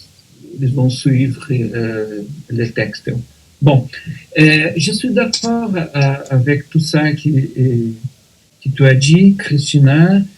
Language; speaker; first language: French; non-native, fluent; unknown